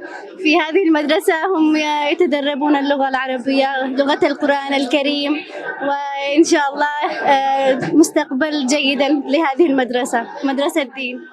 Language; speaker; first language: Arabic; non-native, learner; Urdu